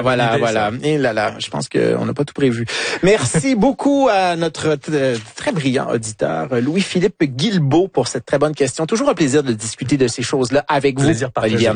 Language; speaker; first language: French; native; French